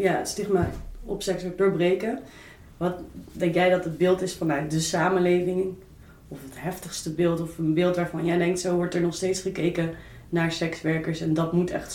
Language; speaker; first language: Dutch; native; Dutch